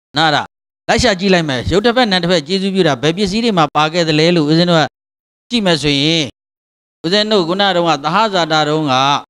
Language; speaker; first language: Burmese; native; Burmese